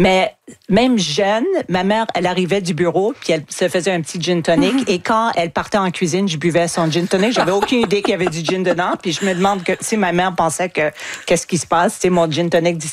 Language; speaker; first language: French; non-native, fluent; English